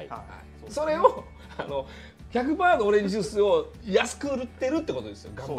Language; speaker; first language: Japanese; native; Japanese